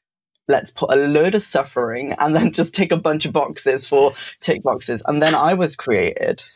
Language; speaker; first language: English; native; English